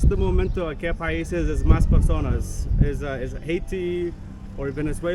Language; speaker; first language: Spanish; non-native, learner; English